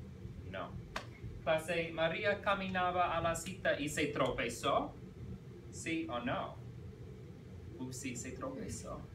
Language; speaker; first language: Spanish; non-native, fluent; English